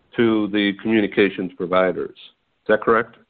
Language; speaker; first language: English; native; English